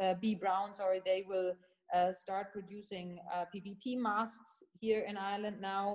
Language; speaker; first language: English; non-native, fluent; German